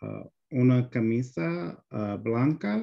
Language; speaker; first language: Spanish; non-native, learner; English